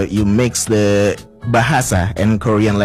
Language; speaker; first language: English; non-native, fluent; Indonesian